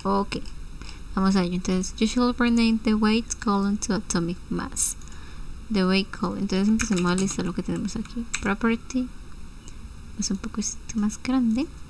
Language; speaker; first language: Spanish; native; Spanish